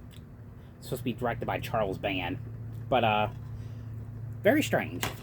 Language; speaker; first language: English; native; English